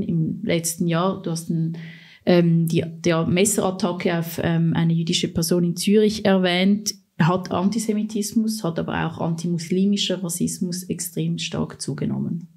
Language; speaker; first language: German; native; German